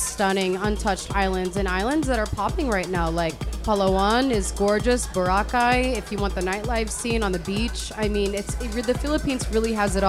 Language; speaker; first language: English; non-native, local second language; Hiligaynon